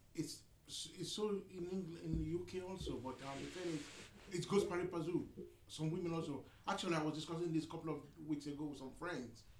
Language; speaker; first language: English; non-native, local second language; Yoruba